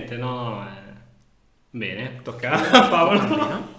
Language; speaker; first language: Italian; native; Italian